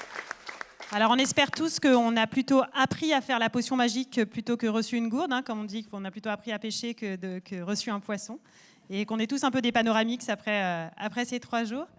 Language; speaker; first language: French; native; French